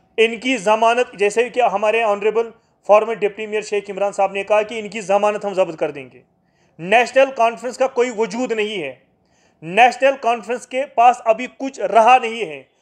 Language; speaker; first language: Hindi; non-native, local second language; Kashmiri